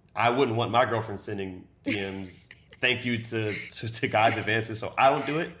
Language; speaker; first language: English; native; English